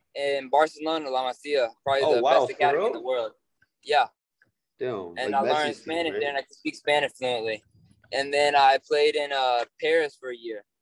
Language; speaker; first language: English; native; English